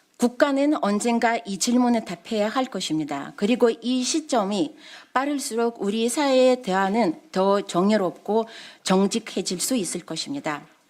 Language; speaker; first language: Korean; non-native, fluent; Russian